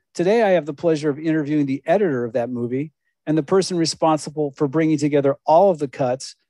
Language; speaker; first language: English; native; English